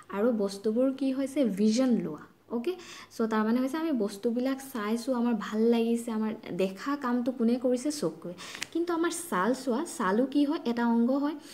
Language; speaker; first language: Assamese; non-native, local second language; Bangla